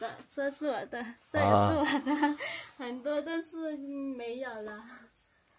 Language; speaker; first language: Chinese; non-native, learner; Vietnamese